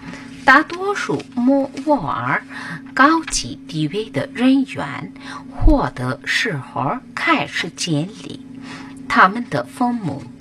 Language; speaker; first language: Chinese; non-native, fluent; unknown